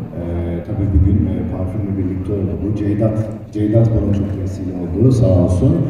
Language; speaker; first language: Turkish; native; Turkish